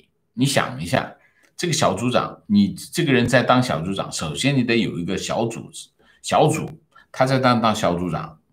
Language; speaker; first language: Chinese; native; Chinese